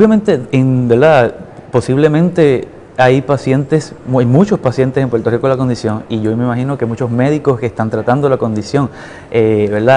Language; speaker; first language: Spanish; native; Spanish